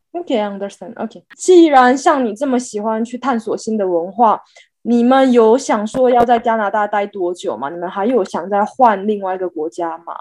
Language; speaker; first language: Chinese; native; Chinese